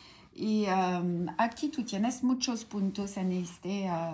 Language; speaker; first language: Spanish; non-native, learner; French